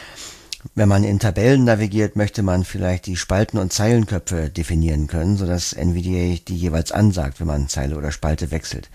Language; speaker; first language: German; native; German